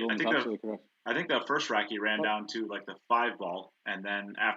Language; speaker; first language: English; native; English